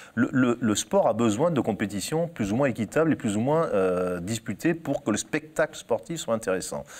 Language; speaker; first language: French; native; French